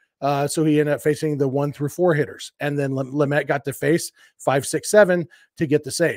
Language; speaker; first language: English; native; English